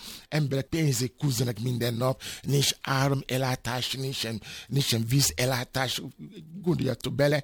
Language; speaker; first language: Hungarian; non-native, fluent; Yoruba